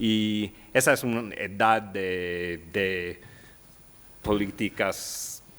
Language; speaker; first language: Spanish; non-native, learner; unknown